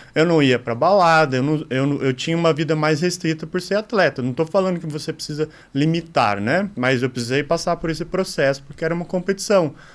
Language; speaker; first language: Portuguese; native; Portuguese